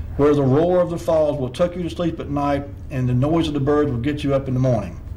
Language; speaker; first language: English; native; English